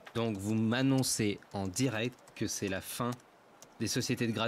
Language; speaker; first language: French; native; French